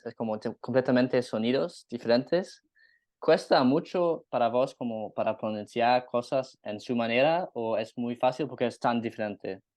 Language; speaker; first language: Spanish; non-native, learner; English